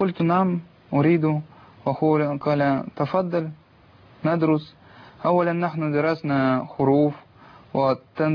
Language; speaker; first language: Arabic; non-native, learner; Russian